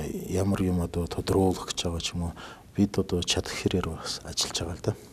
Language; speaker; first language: Mongolian; non-native, fluent; Russian